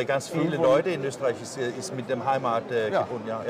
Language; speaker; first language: German; non-native, learner; Danish